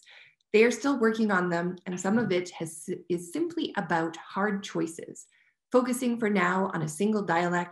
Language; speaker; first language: English; native; English